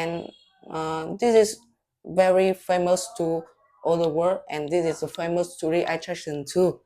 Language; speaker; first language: English; non-native, learner; Vietnamese